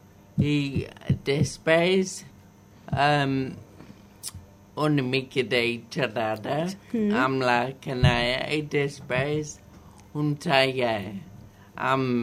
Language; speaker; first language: Catalan; non-native, learner; English